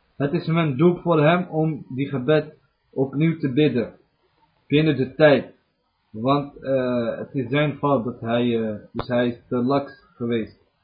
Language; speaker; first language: Dutch; early bilingual, other home language; Arabic